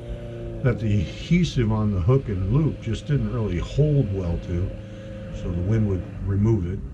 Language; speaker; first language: English; native; English